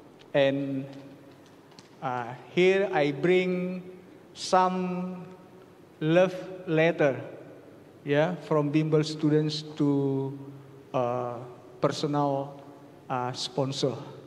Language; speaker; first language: English; non-native, learner; Indonesian